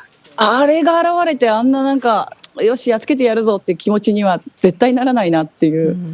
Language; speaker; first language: Japanese; native; Japanese